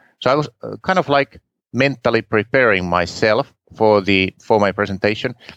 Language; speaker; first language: English; non-native, fluent; Finnish